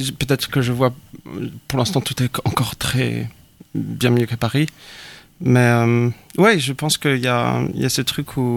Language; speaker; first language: French; native; French